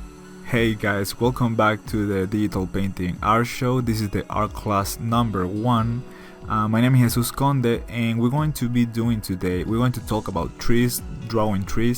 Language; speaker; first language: English; non-native, fluent; Spanish